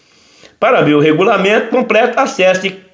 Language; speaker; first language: Portuguese; native; Portuguese